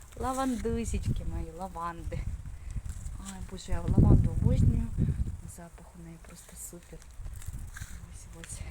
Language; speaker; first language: Ukrainian; native; Ukrainian